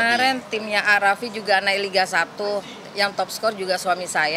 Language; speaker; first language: Indonesian; native; Indonesian